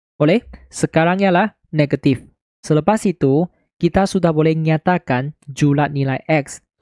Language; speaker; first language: Malay; non-native, local second language; Chinese